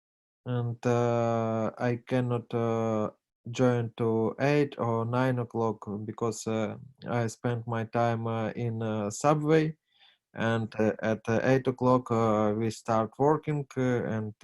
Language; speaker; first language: English; non-native, learner; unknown